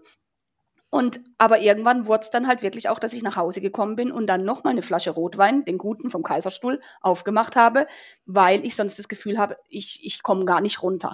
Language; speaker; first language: German; native; German